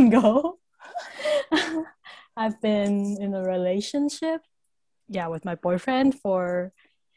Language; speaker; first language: English; non-native, local second language; Cantonese